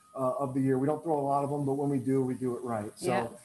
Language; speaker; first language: English; native; English